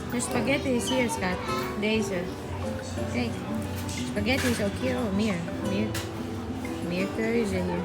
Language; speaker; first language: Dutch; non-native, learner; Cebuano